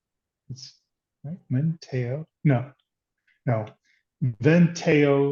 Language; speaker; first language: German; non-native, learner; English